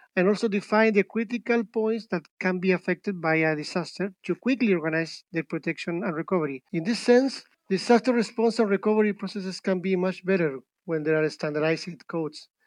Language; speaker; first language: English; non-native, fluent; Spanish